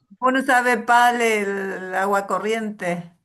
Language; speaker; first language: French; non-native, learner; Spanish